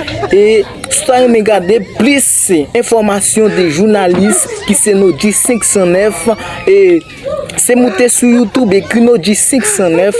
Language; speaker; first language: French; non-native, learner; Haitian Creole